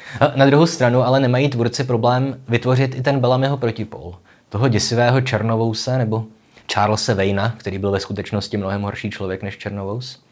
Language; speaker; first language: Czech; native; Czech